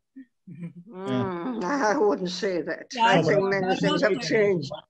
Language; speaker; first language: English; non-native, fluent; Spanish